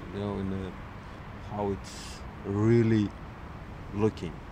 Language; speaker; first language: English; non-native, learner; Uzbek